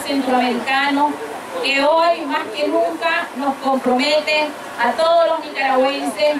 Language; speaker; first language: Spanish; native; Spanish